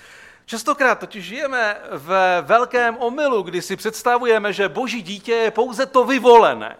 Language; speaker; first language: Czech; native; Czech